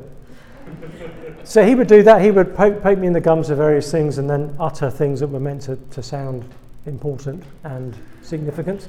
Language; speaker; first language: English; native; English